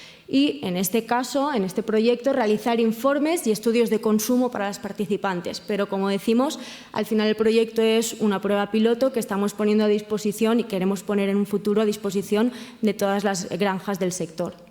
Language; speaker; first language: Spanish; native; Spanish